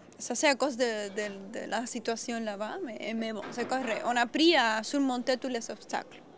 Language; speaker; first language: French; non-native, fluent; Spanish